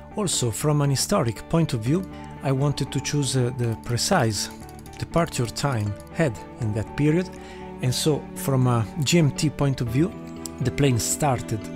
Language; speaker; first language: English; non-native, fluent; Italian